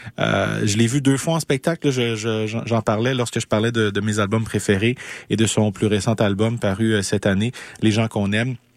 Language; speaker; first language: French; native; French